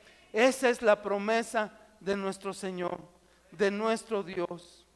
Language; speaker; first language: Spanish; native; Spanish